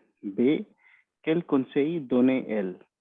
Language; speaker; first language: French; non-native, learner; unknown